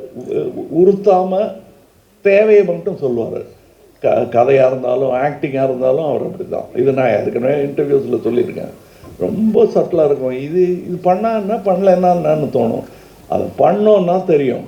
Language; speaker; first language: Tamil; native; Tamil